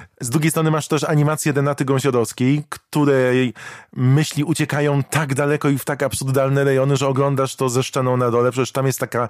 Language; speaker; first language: Polish; native; Polish